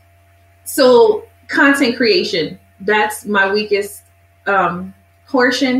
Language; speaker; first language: English; native; English